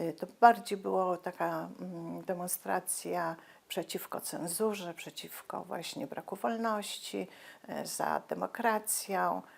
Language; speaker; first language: Polish; native; Polish